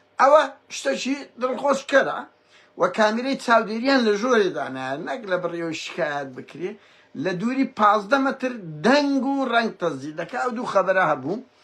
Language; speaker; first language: Central Kurdish; native; Central Kurdish